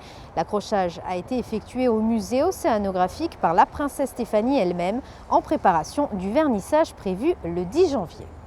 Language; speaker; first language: French; native; French